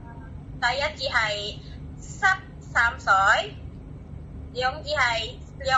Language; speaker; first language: Chinese; non-native, learner; Indonesian